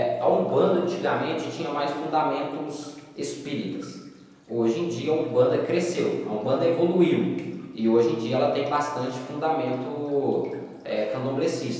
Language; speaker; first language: Portuguese; native; Portuguese